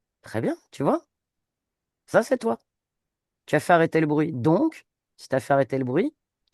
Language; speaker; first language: French; native; French